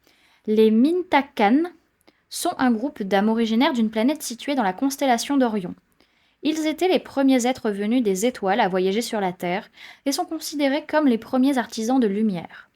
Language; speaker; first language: French; native; French